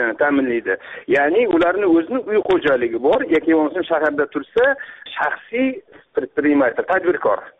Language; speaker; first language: Uzbek; native; Uzbek